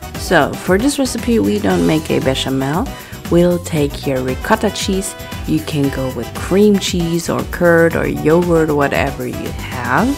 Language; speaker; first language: English; non-native, fluent; German